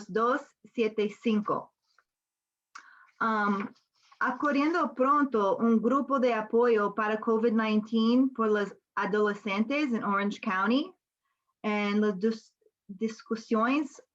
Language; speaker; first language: Spanish; non-native, learner; English